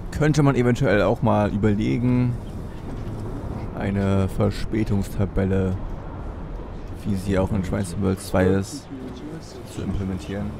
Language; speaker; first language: German; native; German